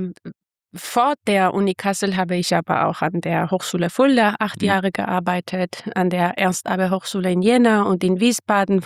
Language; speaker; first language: German; non-native, fluent; Armenian